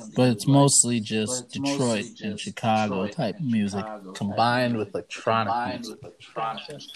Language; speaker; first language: English; native; English